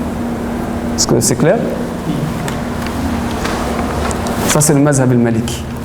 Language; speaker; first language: French; non-native, fluent; Arabic